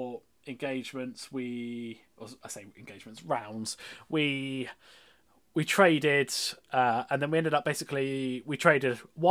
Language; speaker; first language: English; native; English